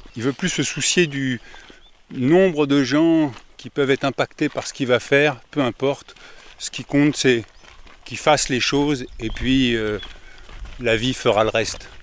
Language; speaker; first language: French; native; French